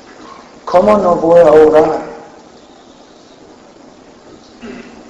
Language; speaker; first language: Spanish; non-native, fluent; English